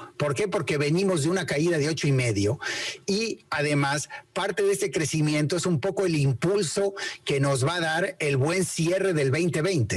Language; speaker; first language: Spanish; native; Spanish